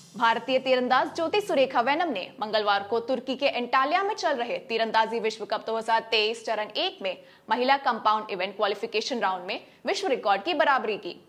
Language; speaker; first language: Hindi; non-native, local second language; Malayalam